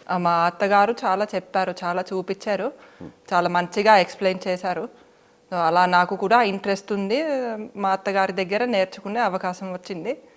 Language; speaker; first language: Telugu; non-native, fluent; Finnish